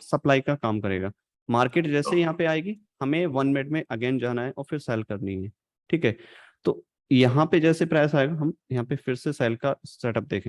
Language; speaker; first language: Hindi; native; Hindi